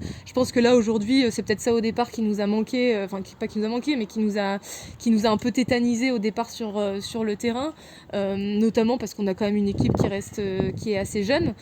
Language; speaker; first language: French; native; French